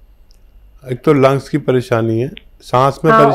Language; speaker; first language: Hindi; native; Hindi